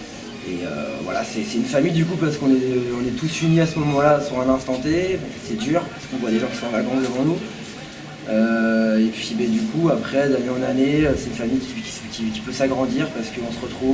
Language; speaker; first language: French; native; French